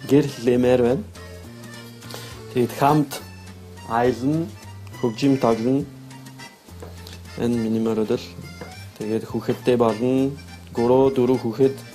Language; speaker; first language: Mongolian; non-native, learner; French